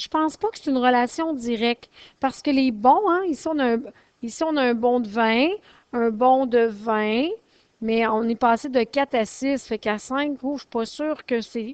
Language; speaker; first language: French; native; French